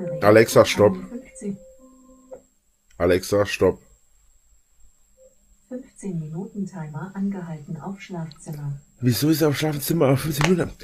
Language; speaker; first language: German; native; German